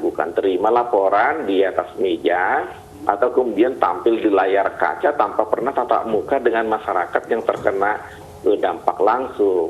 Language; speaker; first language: Indonesian; native; Indonesian